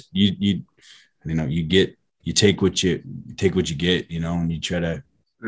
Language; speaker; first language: English; native; English